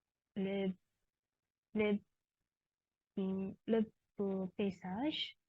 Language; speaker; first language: French; non-native, learner; Indonesian